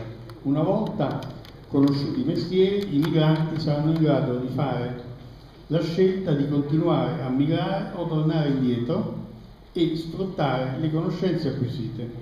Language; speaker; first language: Italian; native; Italian